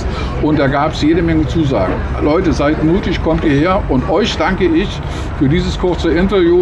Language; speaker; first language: German; native; German